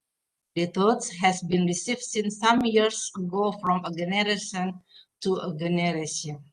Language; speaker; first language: English; non-native, fluent; Indonesian